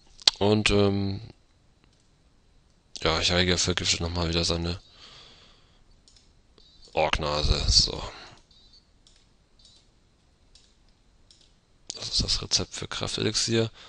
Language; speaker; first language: German; native; German